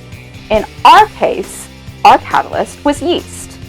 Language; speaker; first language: English; native; English